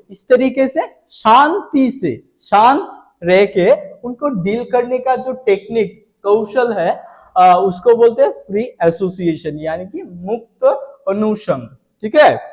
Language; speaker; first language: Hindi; non-native, local second language; Bangla